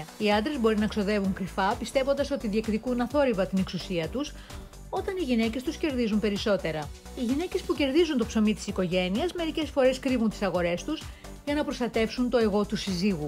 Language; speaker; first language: Greek; native; Greek